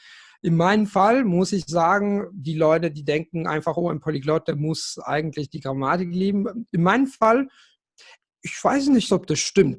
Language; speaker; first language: German; non-native, fluent; Italian